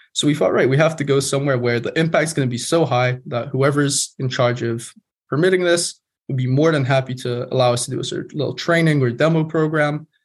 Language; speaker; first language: English; non-native, fluent; Polish